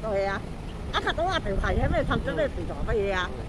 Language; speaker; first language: Chinese; native; Chinese